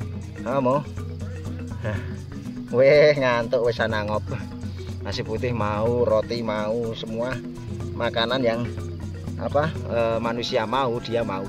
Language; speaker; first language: Indonesian; non-native, local second language; Javanese